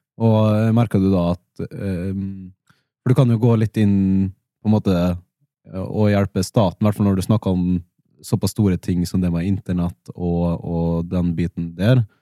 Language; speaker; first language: Norwegian; native; Norwegian